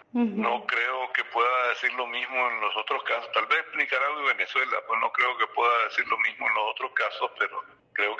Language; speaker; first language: Spanish; native; Spanish